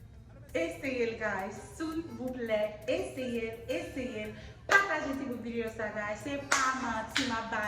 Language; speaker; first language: French; non-native, learner; Haitian Creole